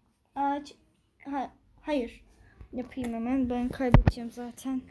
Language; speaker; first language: Turkish; native; Turkish